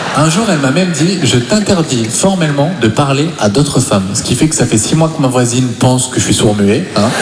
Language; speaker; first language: French; native; French